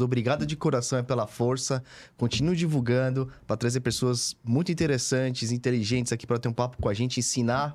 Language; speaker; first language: Portuguese; native; Portuguese